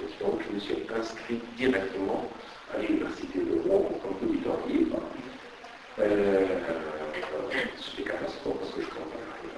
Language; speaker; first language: French; non-native, fluent; Persian